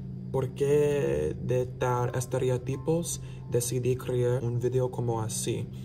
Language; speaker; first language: Spanish; non-native, learner; English